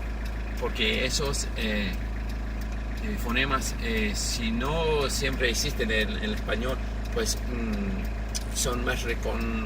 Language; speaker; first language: Spanish; non-native, fluent; English